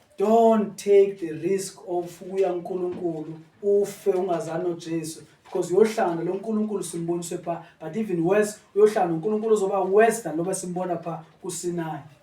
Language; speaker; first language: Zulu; non-native, local second language; Xhosa